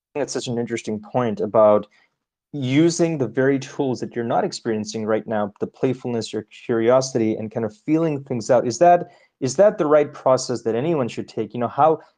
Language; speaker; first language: English; early bilingual, other home language; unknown